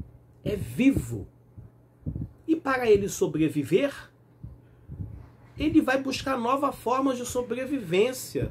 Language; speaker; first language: Portuguese; native; Portuguese